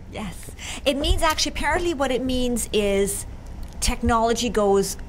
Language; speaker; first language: English; native; English